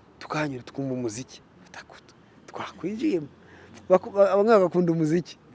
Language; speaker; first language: Kinyarwanda; early bilingual, other home language; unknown